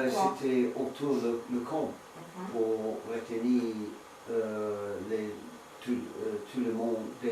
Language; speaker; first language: French; non-native, learner; English